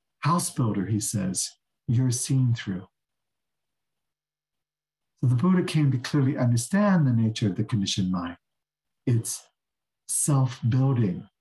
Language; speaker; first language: English; native; English